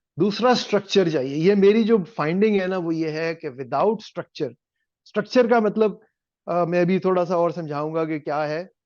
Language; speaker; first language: Urdu; native; Urdu